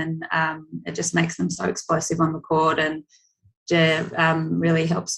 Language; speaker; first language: English; native; English